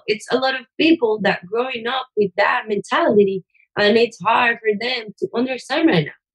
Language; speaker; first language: English; non-native, fluent; Spanish